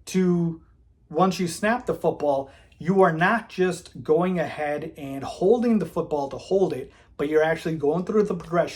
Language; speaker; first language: English; native; English